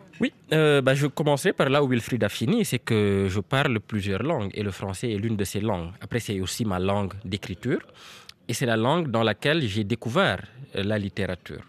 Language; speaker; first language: French; non-native, local second language; Serer